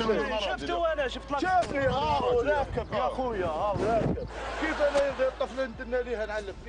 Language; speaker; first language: Arabic; native; Arabic